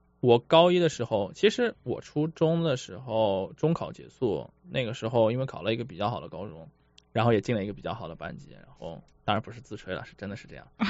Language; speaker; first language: Chinese; native; Chinese